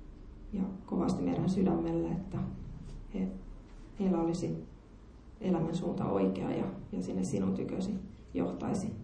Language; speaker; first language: Finnish; native; Finnish